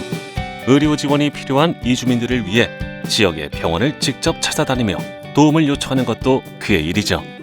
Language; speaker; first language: Korean; native; Korean